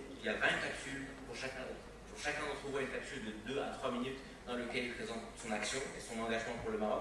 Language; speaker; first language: French; non-native, local second language; Arabic